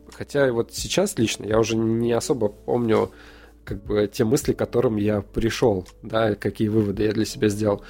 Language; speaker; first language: Russian; native; Russian